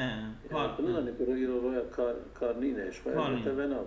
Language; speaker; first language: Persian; non-native, learner; Kurdish